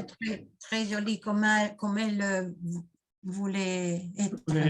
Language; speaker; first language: French; non-native, fluent; Spanish